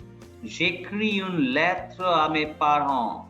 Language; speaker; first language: French; non-native, fluent; Bangla